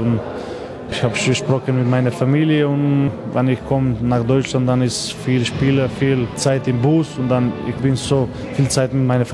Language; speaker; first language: German; non-native, learner; Macedonian